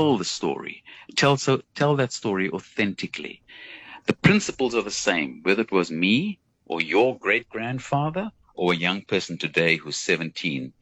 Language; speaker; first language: English; native; English